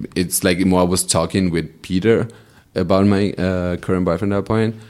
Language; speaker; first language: English; non-native, fluent; Italian